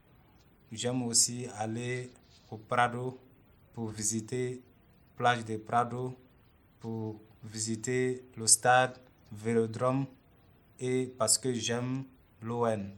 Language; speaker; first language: French; non-native, learner; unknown